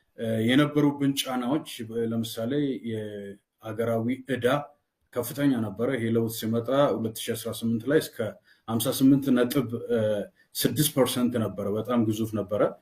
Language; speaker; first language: Amharic; non-native, local second language; Oromo